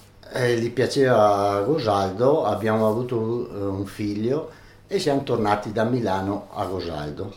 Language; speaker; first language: Italian; early bilingual, other home language; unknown